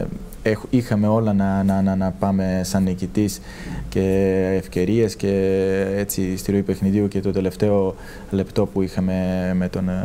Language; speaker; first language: Greek; non-native, fluent; Serbian